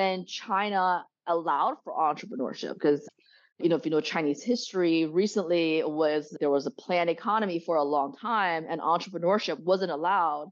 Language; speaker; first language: English; early bilingual, other home language; Chinese